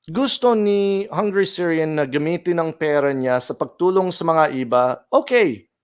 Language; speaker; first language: Filipino; non-native, fluent; English